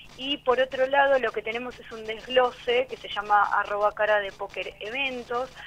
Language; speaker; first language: Spanish; native; Spanish